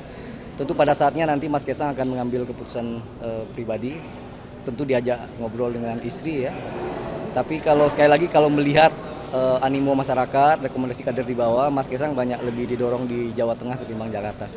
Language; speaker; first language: Indonesian; native; Indonesian